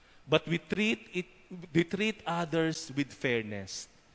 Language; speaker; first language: English; non-native, local second language; Filipino